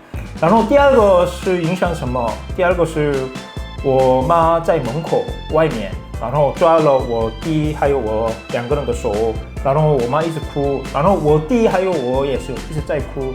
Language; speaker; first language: Chinese; non-native, fluent; Korean